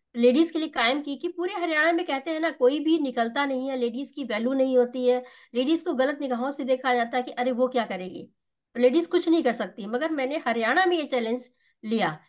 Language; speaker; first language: Hindi; native; Hindi